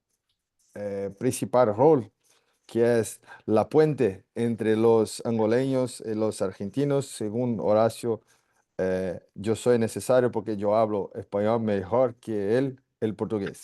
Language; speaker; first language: Spanish; non-native, fluent; Portuguese